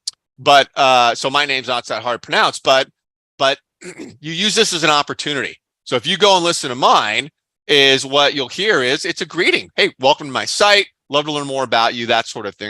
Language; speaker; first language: English; native; English